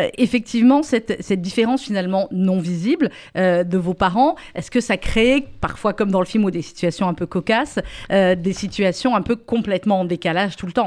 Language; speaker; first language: French; native; French